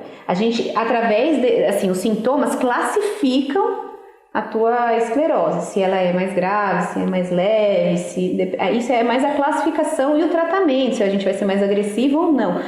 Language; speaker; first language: Portuguese; native; Portuguese